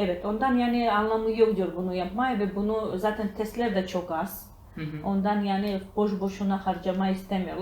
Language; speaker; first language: Turkish; non-native, learner; Georgian